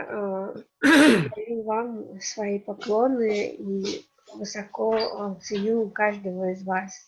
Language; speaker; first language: Russian; native; Russian